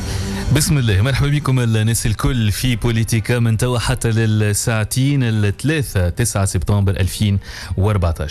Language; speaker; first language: Arabic; native; Arabic